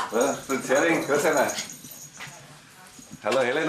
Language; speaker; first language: German; native; German